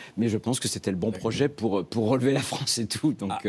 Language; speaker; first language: French; native; French